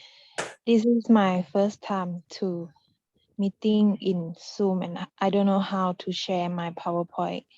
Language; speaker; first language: English; non-native, learner; Thai